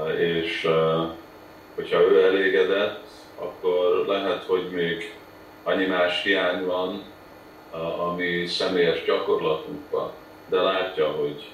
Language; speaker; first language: Hungarian; early bilingual, heritage; Hungarian